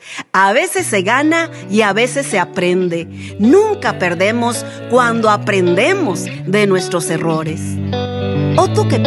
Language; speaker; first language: Spanish; native; Spanish